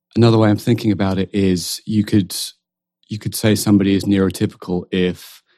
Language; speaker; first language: English; native; English